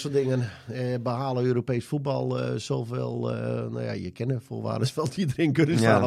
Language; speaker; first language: Dutch; native; Dutch